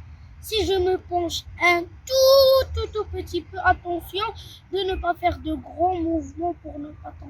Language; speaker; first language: French; native; French